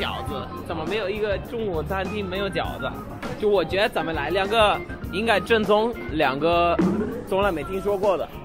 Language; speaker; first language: Chinese; non-native, fluent; Spanish